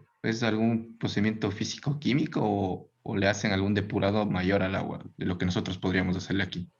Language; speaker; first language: Spanish; native; Spanish